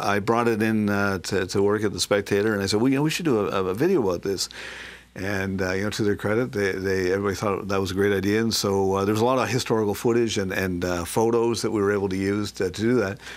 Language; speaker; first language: English; native; English